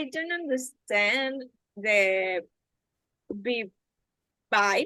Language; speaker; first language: English; non-native, learner; Spanish